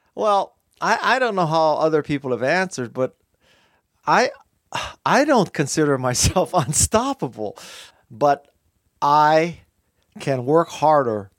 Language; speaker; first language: English; native; English